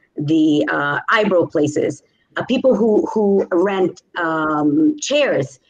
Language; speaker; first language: English; native; English